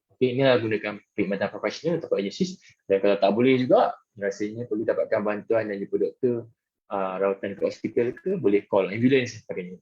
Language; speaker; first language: Malay; native; Malay